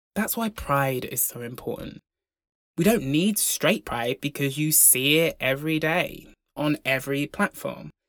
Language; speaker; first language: English; native; English